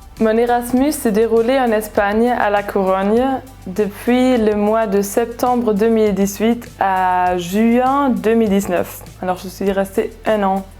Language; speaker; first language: French; non-native, fluent; German